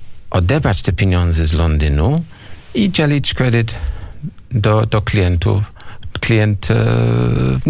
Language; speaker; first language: Polish; non-native, learner; English